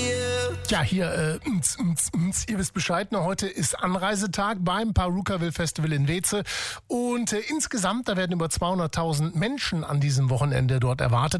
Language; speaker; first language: German; native; German